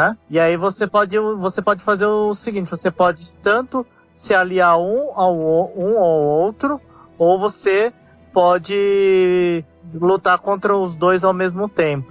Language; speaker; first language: Portuguese; native; Portuguese